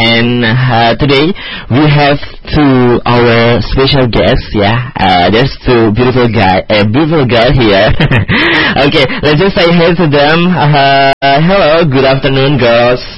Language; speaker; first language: English; non-native, learner; Indonesian